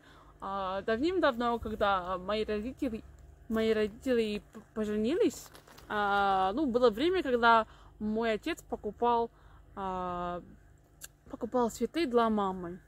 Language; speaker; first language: Russian; non-native, learner; English